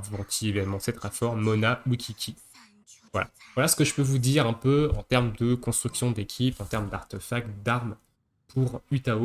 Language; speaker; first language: French; native; French